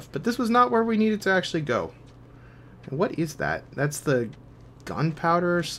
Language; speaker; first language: English; native; English